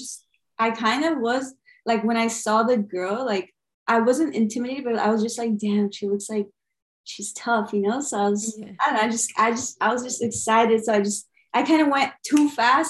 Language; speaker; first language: English; early bilingual, other home language; Armenian